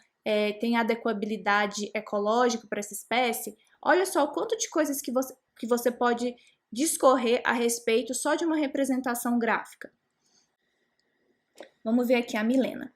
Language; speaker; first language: Portuguese; native; Portuguese